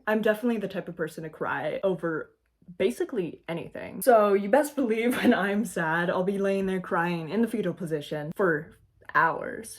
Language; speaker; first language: English; native; English